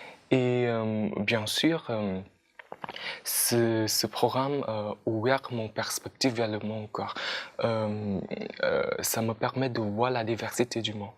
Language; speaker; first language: French; non-native, fluent; Khmer